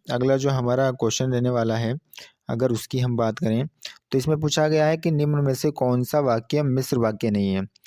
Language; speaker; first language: Hindi; native; Hindi